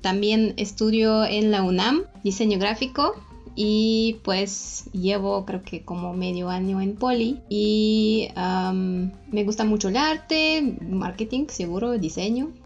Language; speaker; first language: Spanish; non-native, fluent; Russian